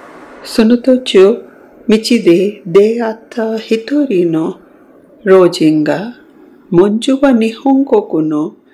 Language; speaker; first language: Japanese; non-native, fluent; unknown